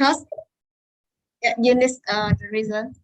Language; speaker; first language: English; non-native, learner; Vietnamese